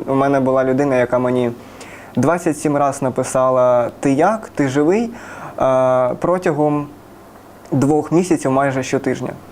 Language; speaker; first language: Ukrainian; native; Ukrainian